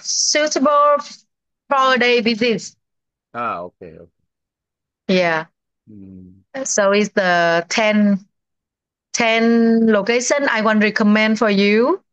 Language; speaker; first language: English; non-native, learner; Vietnamese